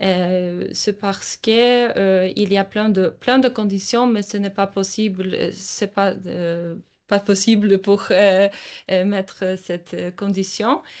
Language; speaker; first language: French; non-native, learner; Polish